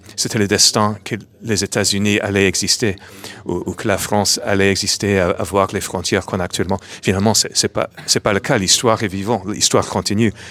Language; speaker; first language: French; non-native, fluent; English